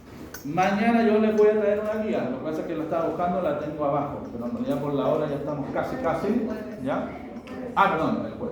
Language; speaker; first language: Spanish; native; Spanish